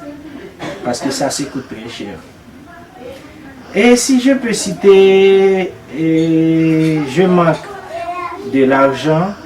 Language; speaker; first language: French; non-native, local second language; Haitian Creole